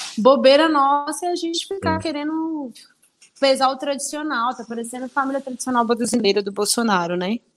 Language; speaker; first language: Portuguese; early bilingual, other home language; Spanish